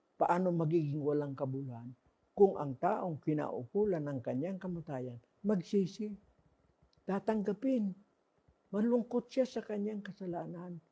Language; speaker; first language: Filipino; non-native, local second language; Cebuano